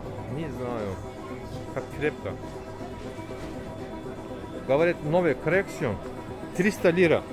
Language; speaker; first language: Russian; non-native, learner; Turkish